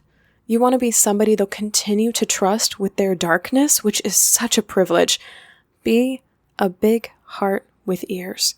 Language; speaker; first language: English; native; English